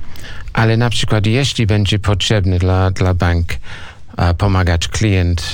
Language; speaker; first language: Polish; non-native, learner; English